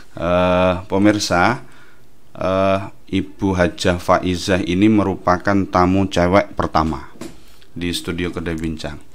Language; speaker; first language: Indonesian; non-native, local second language; Javanese